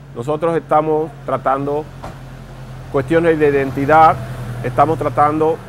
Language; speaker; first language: Spanish; native; Spanish